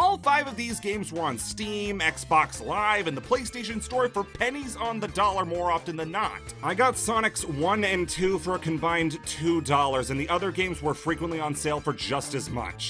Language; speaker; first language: English; native; English